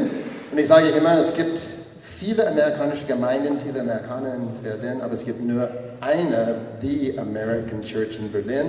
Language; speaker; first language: German; non-native, fluent; English